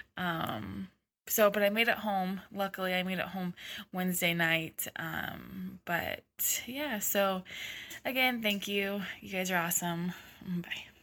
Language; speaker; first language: English; native; English